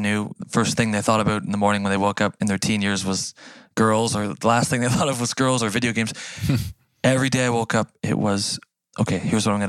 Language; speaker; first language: English; native; English